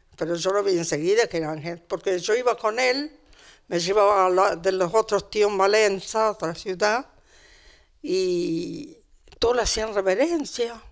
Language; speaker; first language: Spanish; non-native, fluent; Italian